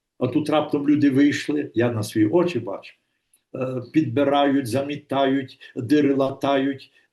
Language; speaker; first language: Ukrainian; native; Ukrainian